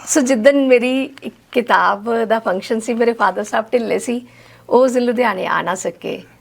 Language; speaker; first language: Punjabi; native; Punjabi